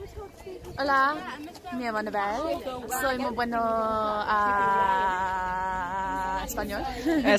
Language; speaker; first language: Spanish; non-native, learner; English